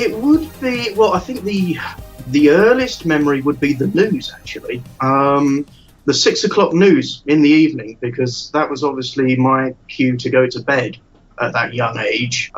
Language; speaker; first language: English; native; English